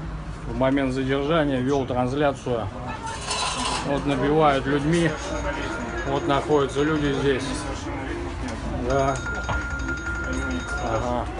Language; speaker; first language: Russian; native; Russian